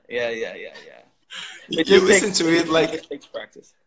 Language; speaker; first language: English; native; English